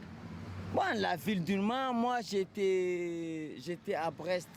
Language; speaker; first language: French; non-native, local second language; Comorian